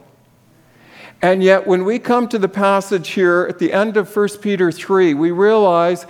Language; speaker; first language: English; native; English